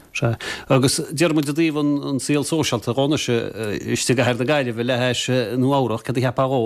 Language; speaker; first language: Irish; native; Irish